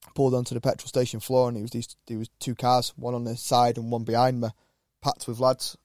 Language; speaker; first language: English; native; English